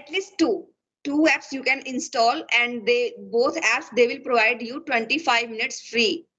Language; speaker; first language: English; non-native, fluent; Hindi